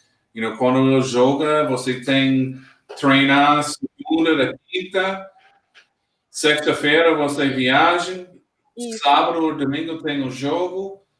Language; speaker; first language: Portuguese; non-native, learner; English